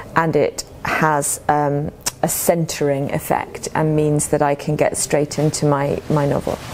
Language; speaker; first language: English; native; English